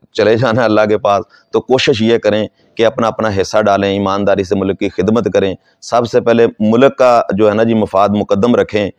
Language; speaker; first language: Urdu; non-native, local second language; Saraiki